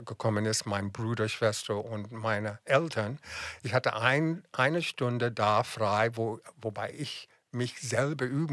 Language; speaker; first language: German; non-native, fluent; English